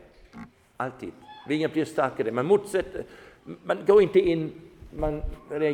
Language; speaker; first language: Swedish; non-native, fluent; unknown